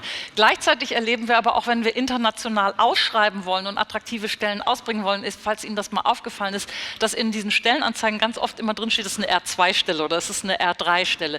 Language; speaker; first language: German; native; German